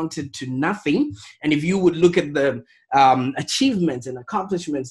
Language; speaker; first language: English; non-native, local second language; Shona